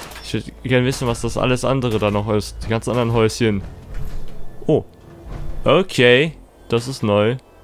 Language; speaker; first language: German; native; German